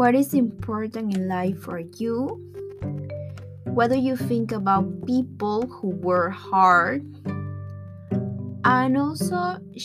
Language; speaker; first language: English; non-native, fluent; Spanish